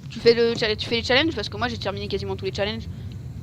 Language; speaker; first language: French; native; French